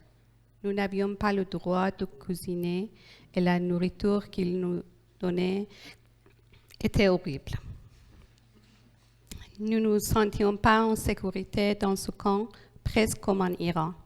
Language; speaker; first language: French; non-native, learner; Persian